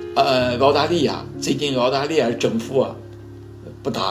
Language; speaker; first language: Chinese; native; Chinese